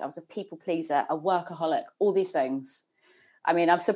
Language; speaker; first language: English; native; English